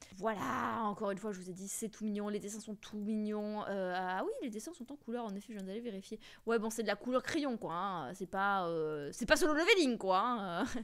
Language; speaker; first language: French; native; French